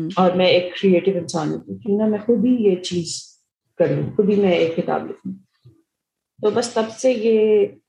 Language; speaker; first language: Urdu; native; Urdu